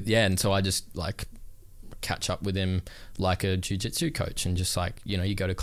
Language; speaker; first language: English; native; English